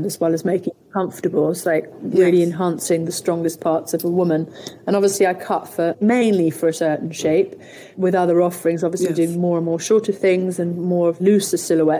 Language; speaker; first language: English; native; English